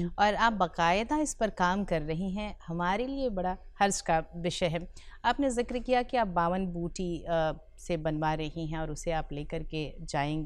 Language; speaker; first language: Hindi; native; Hindi